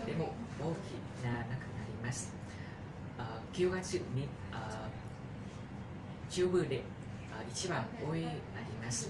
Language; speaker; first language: Japanese; non-native, learner; Vietnamese